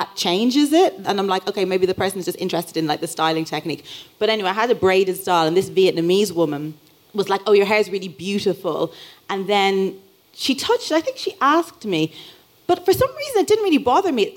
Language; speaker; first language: English; native; English